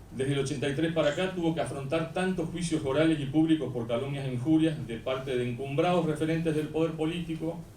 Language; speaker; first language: Spanish; native; Spanish